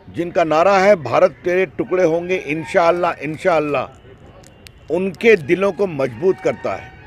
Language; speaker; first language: Hindi; native; Hindi